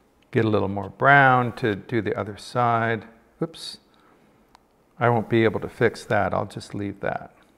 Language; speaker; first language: English; native; English